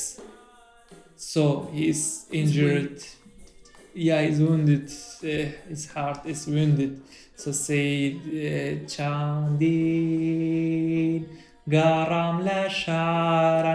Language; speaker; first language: English; non-native, learner; Arabic